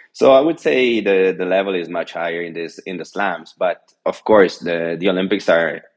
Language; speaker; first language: English; non-native, fluent; French